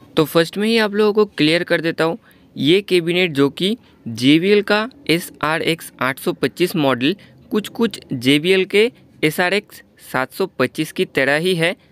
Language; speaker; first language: Hindi; non-native, local second language; Bangla